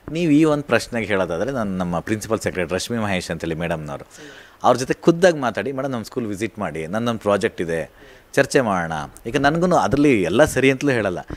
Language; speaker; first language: Kannada; native; Kannada